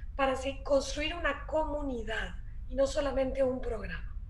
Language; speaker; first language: Spanish; native; Spanish